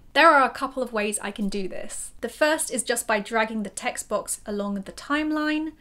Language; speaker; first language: English; native; English